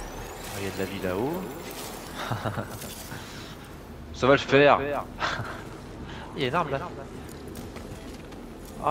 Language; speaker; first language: French; native; French